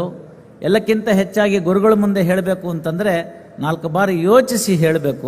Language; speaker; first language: Kannada; native; Kannada